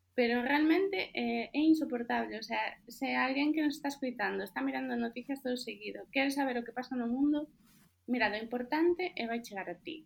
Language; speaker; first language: Galician; native; Galician